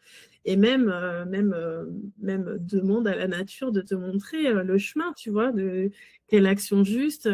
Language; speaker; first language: French; native; French